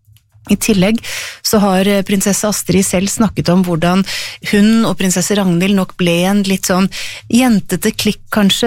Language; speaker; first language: Norwegian; native; Norwegian